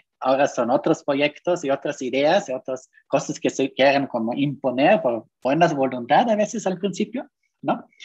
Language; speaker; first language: Spanish; non-native, fluent; German